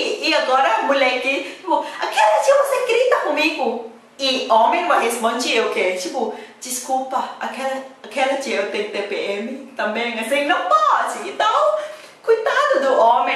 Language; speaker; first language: Portuguese; non-native, learner; Thai